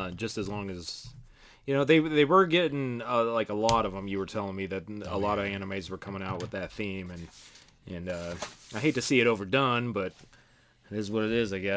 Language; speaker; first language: English; native; English